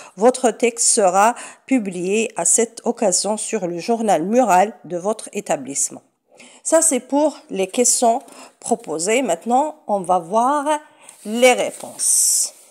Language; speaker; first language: French; non-native, local second language; Arabic